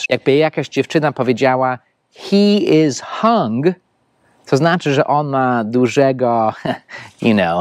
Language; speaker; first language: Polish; non-native, fluent; English